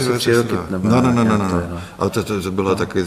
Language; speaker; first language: Czech; non-native, fluent; Hungarian